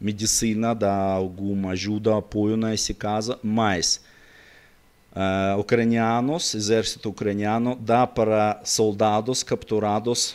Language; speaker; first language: Portuguese; non-native, learner; Russian